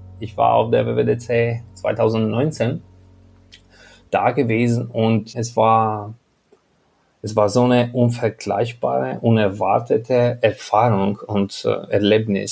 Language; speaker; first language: German; non-native, fluent; Albanian